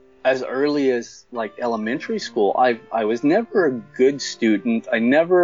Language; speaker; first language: English; native; English